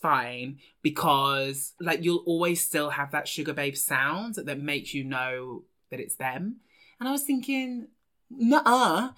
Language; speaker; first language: English; native; English